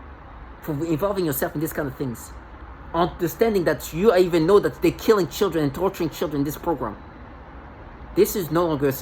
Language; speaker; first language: English; non-native, fluent; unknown